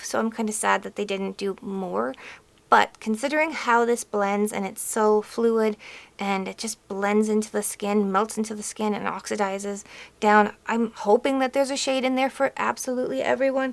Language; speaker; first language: English; native; English